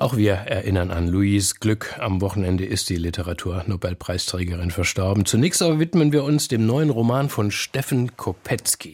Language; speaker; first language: German; native; German